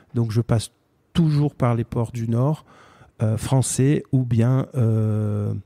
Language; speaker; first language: French; native; French